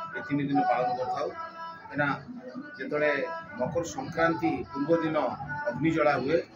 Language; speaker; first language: Odia; non-native, local second language; Telugu